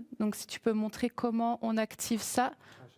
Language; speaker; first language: French; native; French